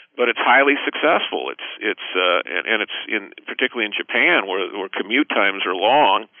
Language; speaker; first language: English; native; English